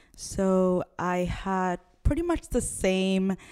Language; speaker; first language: English; early bilingual, other home language; Spanish